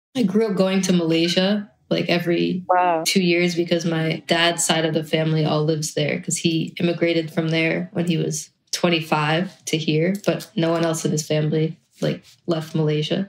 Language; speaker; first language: English; native; English